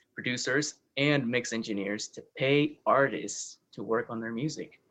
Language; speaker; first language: English; early bilingual, other home language; Spanish